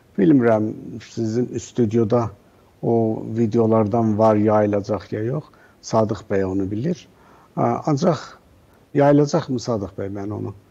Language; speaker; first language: Azerbaijani; native; Azerbaijani